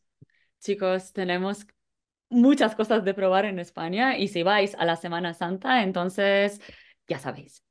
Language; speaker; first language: Spanish; non-native, fluent; Polish